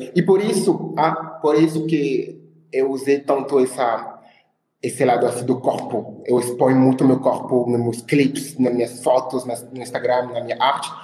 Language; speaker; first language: Portuguese; non-native, fluent; French